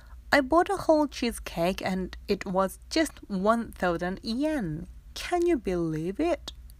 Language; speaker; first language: English; non-native, fluent; Japanese